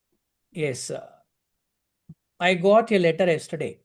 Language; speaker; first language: English; non-native, local second language; Telugu